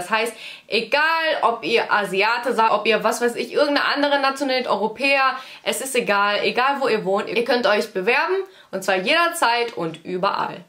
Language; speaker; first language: German; early bilingual, other home language; Vietnamese